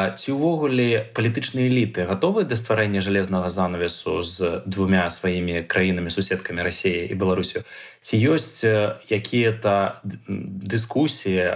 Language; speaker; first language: Belarusian; native; Belarusian